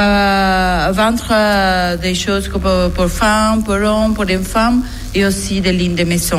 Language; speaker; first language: French; non-native, learner; Spanish